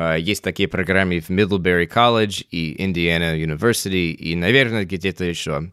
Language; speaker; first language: Russian; non-native, fluent; English